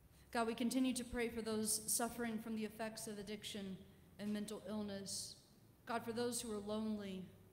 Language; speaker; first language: English; native; English